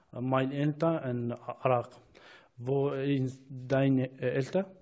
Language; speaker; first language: German; non-native, learner; Kurdish